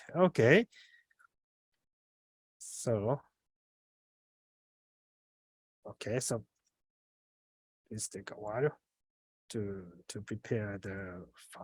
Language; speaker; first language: English; non-native, learner; Japanese